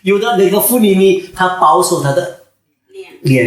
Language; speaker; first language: Chinese; early bilingual, heritage; Chinese